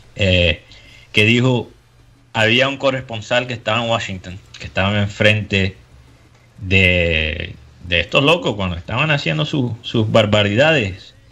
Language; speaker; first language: Spanish; early bilingual, heritage; Spanish